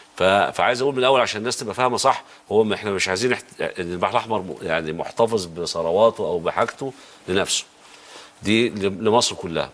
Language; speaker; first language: Arabic; native; Arabic